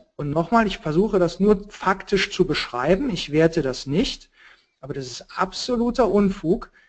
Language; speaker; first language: German; native; German